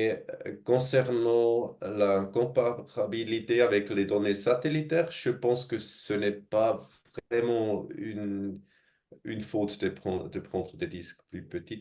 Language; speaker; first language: French; non-native, fluent; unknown